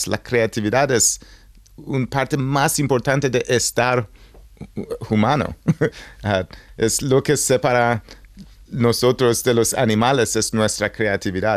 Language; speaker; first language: Spanish; non-native, learner; English